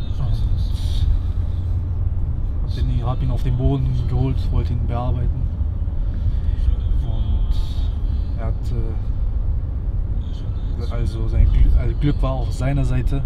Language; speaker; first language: German; early bilingual, other home language; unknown